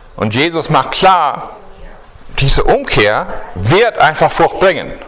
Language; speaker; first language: German; non-native, fluent; English